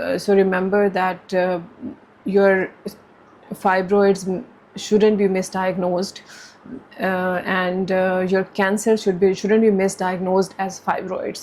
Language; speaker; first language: English; non-native, local second language; Urdu